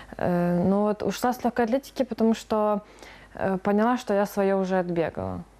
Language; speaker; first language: Russian; native; Russian